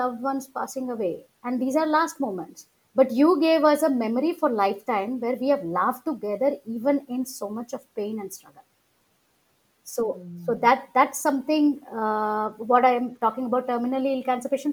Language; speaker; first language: English; non-native, local second language; Gujarati